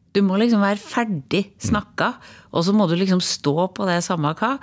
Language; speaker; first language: Norwegian; native; Norwegian